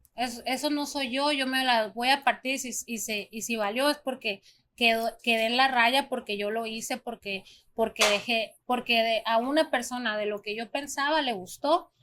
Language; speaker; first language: Spanish; native; Spanish